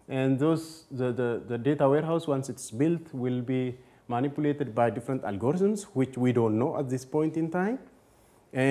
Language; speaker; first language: English; non-native, fluent; Amharic